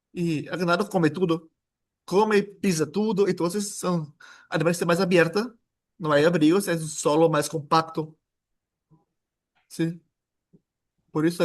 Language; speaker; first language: Spanish; non-native, fluent; Portuguese